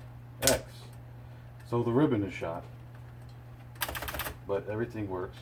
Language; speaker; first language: English; native; English